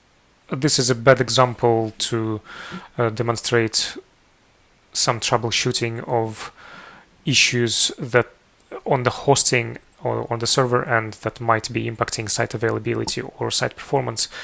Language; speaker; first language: English; non-native, fluent; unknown